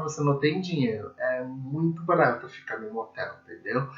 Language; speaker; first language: Portuguese; non-native, learner; English